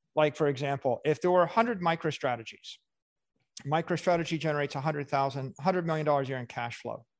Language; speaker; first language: English; native; English